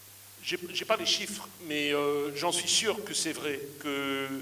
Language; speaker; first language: French; non-native, fluent; English